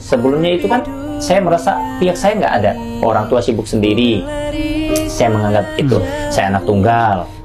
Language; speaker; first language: Indonesian; non-native, fluent; Korean